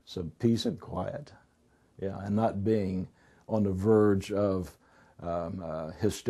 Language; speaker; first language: English; native; English